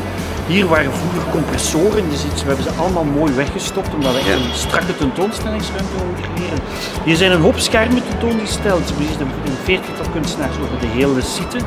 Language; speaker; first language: Dutch; native; Dutch